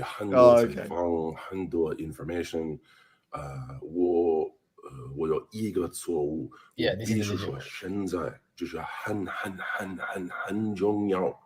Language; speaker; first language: Chinese; non-native, learner; English